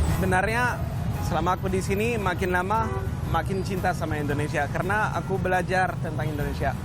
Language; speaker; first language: Indonesian; non-native, fluent; French